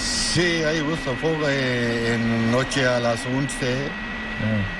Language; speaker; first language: Spanish; non-native, learner; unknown